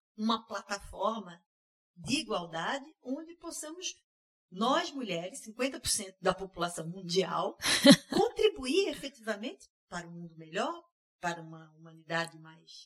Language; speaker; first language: Portuguese; early bilingual, heritage; English